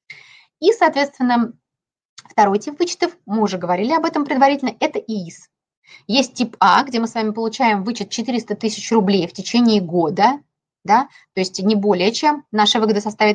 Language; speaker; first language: Russian; native; Russian